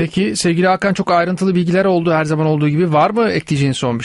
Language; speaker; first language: Turkish; native; Turkish